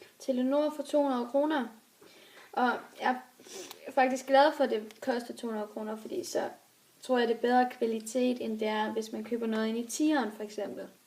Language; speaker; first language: Danish; native; Danish